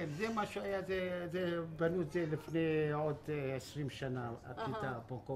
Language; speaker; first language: Hebrew; non-native, local second language; Armenian